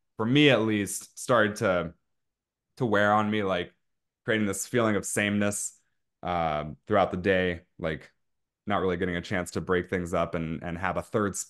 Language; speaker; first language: English; native; English